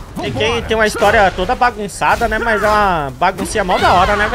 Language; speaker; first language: Portuguese; native; Portuguese